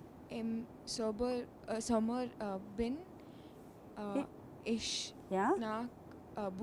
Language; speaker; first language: German; non-native, learner; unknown